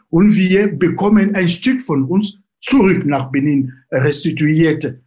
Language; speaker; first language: German; non-native, fluent; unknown